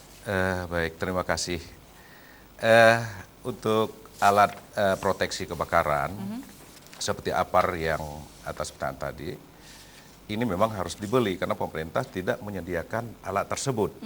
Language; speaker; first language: Malay; native; Malay